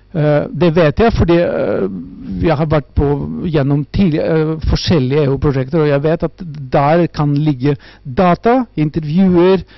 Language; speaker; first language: Norwegian; non-native, fluent; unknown